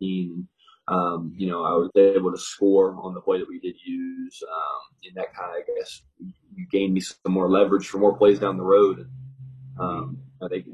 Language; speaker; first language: English; native; English